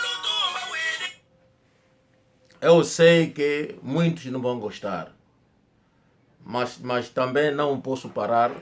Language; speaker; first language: Portuguese; non-native, local second language; Kongo